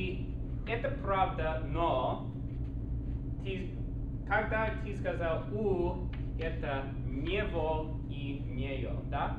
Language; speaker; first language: Russian; non-native, learner; English